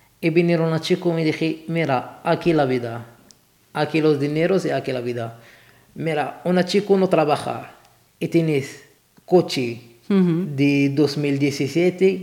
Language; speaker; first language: Spanish; non-native, learner; Arabic